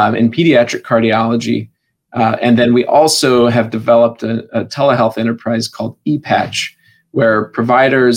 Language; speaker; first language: English; native; English